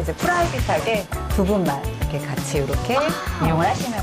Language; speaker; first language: Korean; native; Korean